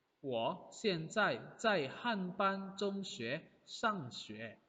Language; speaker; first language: Chinese; non-native, fluent; Indonesian